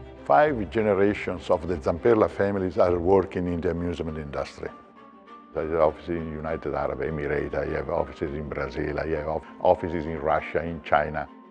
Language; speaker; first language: English; non-native, fluent; Italian